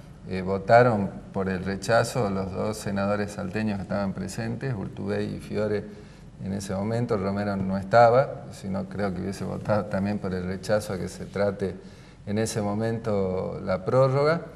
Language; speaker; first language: Spanish; native; Spanish